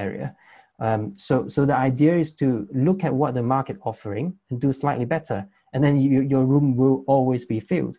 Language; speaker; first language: English; non-native, local second language; Chinese